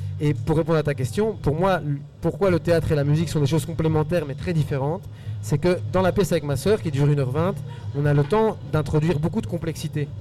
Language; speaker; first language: French; early bilingual, other home language; Spanish